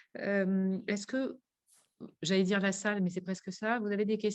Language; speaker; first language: French; native; French